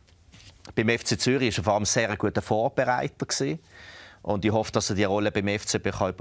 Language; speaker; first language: German; native; German